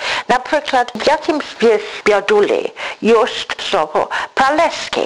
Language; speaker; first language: Belarusian; non-native, learner; English